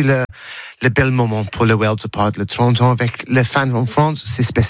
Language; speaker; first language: French; non-native, learner; English